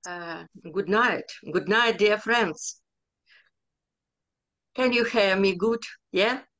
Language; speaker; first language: English; non-native, learner; Ukrainian